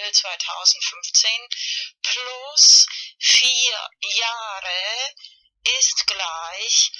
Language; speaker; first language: German; non-native, learner; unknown